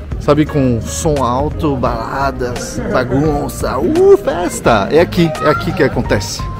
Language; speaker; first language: Portuguese; non-native, fluent; French